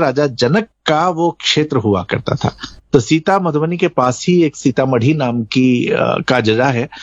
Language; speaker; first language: Hindi; native; Hindi